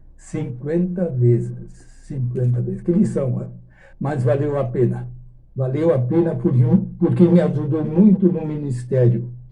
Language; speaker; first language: Portuguese; non-native, fluent; German